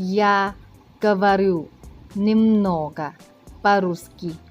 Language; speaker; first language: Russian; non-native, learner; Thai